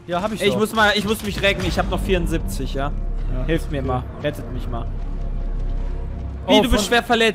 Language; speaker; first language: German; native; German